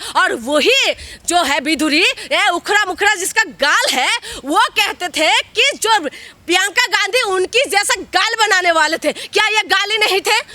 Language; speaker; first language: Hindi; non-native, local second language; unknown